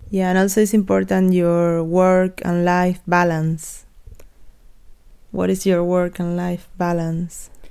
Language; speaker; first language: English; non-native, fluent; Spanish